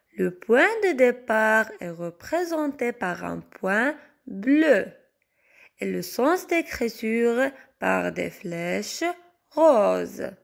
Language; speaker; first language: French; non-native, local second language; Arabic